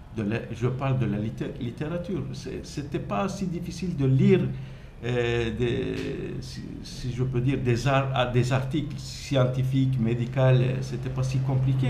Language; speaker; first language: French; non-native, fluent; Turkish